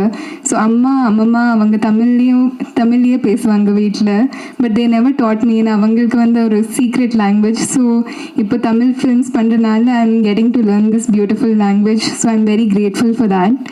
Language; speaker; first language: Tamil; non-native, learner; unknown